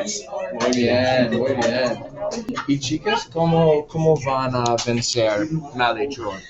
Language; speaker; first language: Spanish; non-native, fluent; English